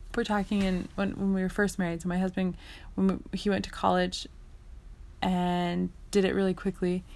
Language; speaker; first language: English; native; English